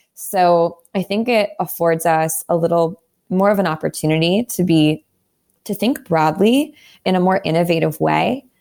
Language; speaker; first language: English; native; English